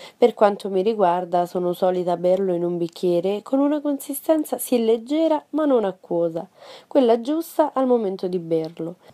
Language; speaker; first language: Italian; non-native, fluent; Spanish